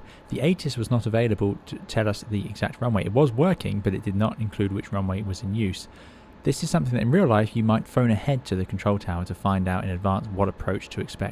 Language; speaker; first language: English; native; English